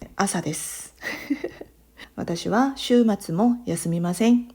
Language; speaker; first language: Japanese; non-native, fluent; Korean